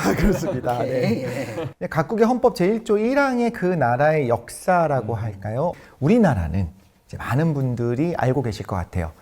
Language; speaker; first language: Korean; native; Korean